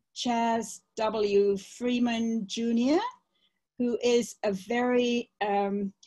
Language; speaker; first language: English; native; English